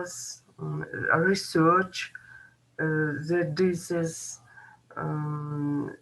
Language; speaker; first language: English; non-native, learner; Kazakh